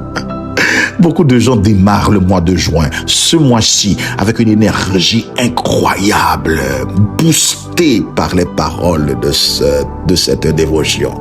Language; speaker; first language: French; non-native, local second language; Haitian Creole